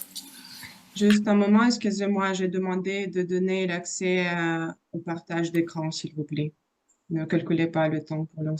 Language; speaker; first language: French; non-native, fluent; Russian